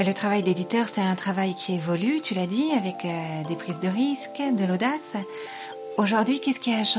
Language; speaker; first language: French; native; French